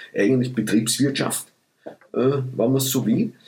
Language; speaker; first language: German; early bilingual, other home language; Dutch